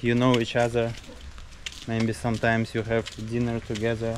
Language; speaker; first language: English; non-native, learner; Russian